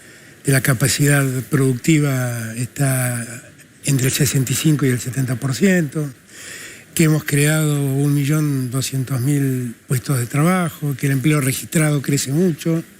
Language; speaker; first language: Spanish; native; Spanish